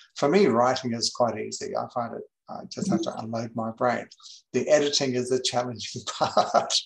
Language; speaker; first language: English; native; English